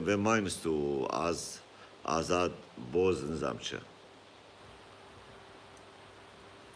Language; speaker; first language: German; non-native, fluent; Kurdish